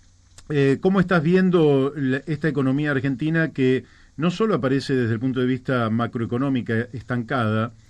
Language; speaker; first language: Spanish; native; Spanish